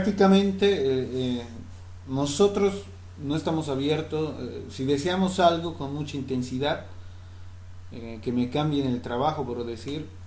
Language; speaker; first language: Spanish; native; Spanish